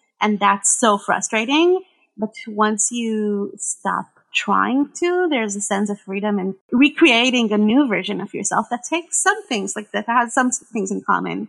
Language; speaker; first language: English; non-native, fluent; Hebrew